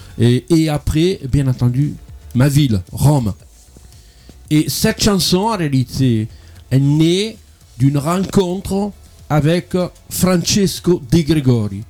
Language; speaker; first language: French; non-native, fluent; Italian